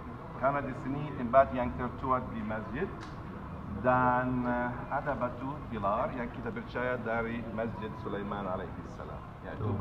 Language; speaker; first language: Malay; non-native, learner; Arabic